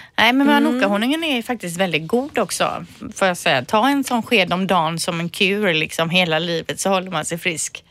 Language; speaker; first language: Swedish; native; Swedish